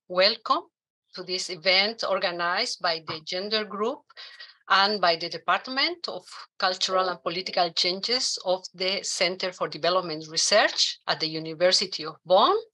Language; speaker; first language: English; non-native, fluent; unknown